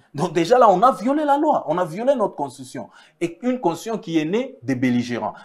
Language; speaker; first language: French; non-native, local second language; Swahili